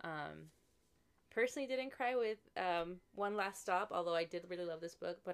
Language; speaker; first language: English; native; English